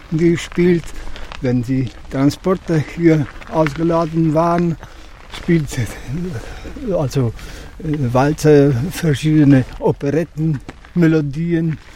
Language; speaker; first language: German; non-native, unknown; Polish